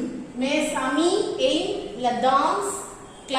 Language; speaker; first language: French; non-native, fluent; Tamil